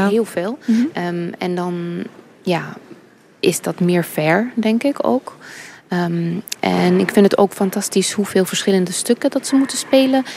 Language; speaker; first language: Dutch; early bilingual, heritage; English